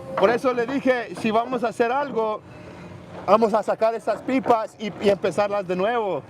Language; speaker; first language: Spanish; early bilingual, heritage; Spanish